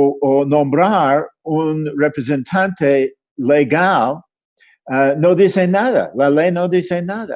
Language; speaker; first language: Spanish; non-native, fluent; English